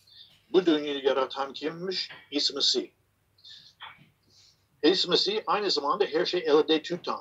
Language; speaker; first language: Turkish; non-native, fluent; English